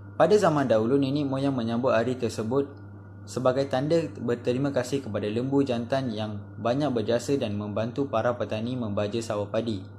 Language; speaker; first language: Malay; non-native, local second language; Tamil